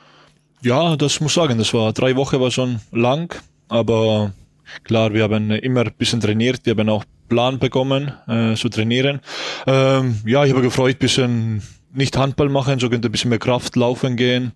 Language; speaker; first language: German; non-native, learner; Estonian